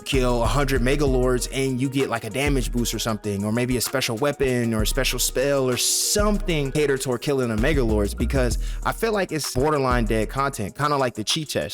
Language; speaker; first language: English; native; English